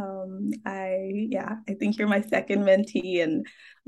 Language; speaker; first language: English; non-native, local second language; Akan